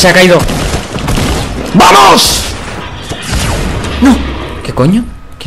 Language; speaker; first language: Spanish; native; Spanish